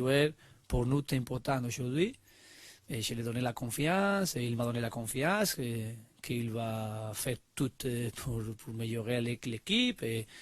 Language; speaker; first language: French; non-native, learner; Spanish